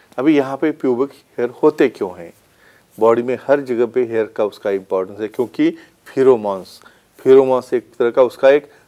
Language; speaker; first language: Hindi; non-native, local second language; Marathi